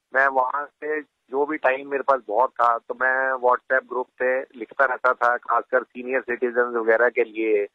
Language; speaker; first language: Hindi; native; Hindi